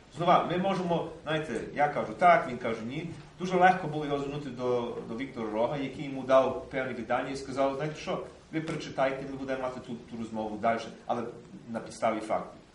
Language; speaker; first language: Ukrainian; early bilingual, heritage; Ukrainian